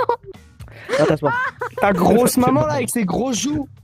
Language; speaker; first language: French; native; French